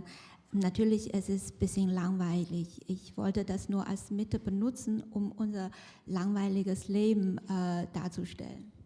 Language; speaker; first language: German; non-native, fluent; Chinese